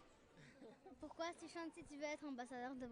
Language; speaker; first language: French; non-native, fluent; Arabic